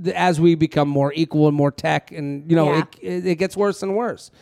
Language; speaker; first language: English; native; English